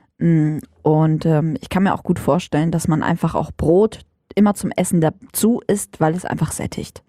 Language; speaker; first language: German; early bilingual, other home language; Arabic